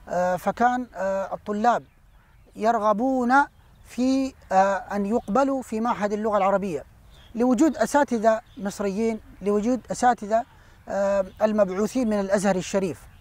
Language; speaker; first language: Arabic; non-native, fluent; Urdu